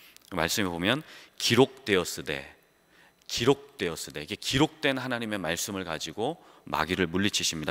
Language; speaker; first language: Korean; native; Korean